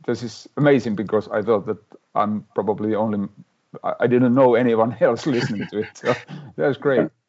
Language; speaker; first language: English; non-native, fluent; Finnish